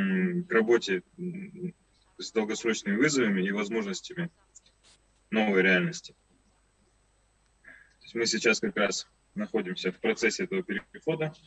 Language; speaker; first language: Russian; native; Russian